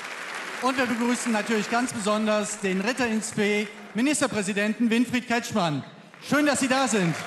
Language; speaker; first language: German; native; German